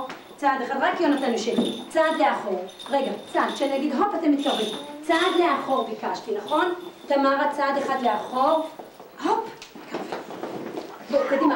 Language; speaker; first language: Hebrew; native; Hebrew